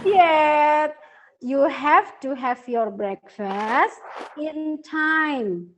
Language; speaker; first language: English; non-native, learner; Indonesian